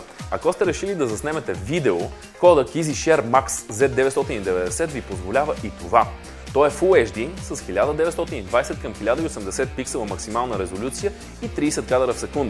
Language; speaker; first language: Bulgarian; native; Bulgarian